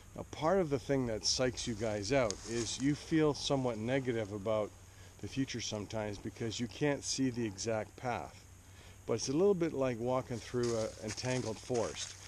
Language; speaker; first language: English; native; English